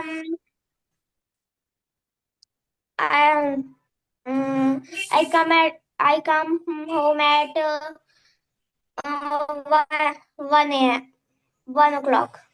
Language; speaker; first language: English; non-native, fluent; Hindi